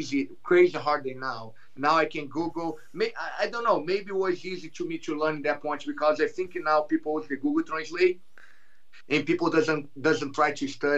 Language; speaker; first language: English; non-native, learner; Portuguese